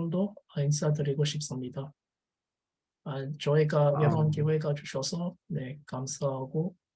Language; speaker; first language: Korean; non-native, learner; French